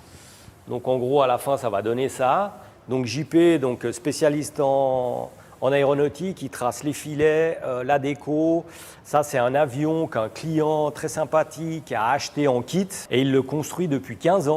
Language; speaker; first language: French; native; French